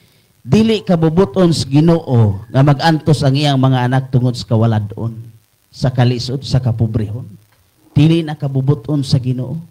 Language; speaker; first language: Cebuano; native; Cebuano